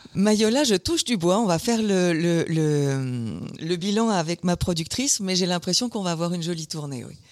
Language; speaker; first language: French; early bilingual, other home language; German